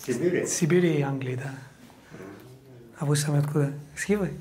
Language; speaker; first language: Russian; non-native, learner; English